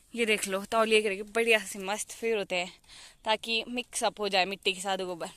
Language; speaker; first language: Hindi; native; Hindi